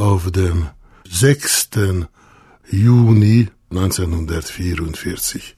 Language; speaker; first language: German; non-native, fluent; Hungarian